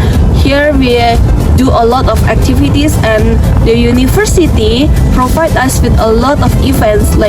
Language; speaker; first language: English; non-native, learner; Indonesian